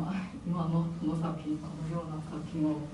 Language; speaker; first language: Japanese; non-native, fluent; Chinese